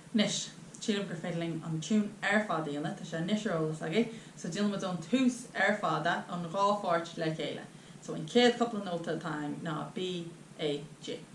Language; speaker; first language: Irish; native; Irish